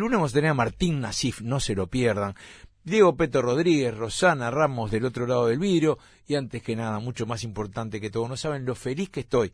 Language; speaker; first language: Spanish; native; Spanish